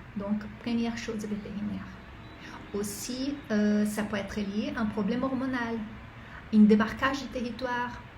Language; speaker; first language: French; non-native, fluent; Portuguese